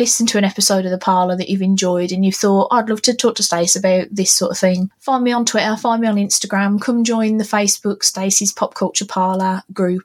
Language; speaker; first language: English; native; English